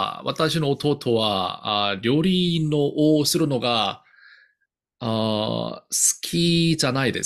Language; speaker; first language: Japanese; non-native, learner; Korean